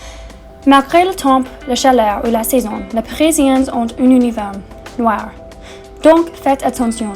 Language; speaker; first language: French; non-native, learner; English